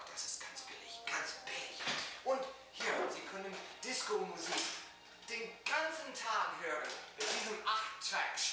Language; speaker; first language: German; non-native, learner; English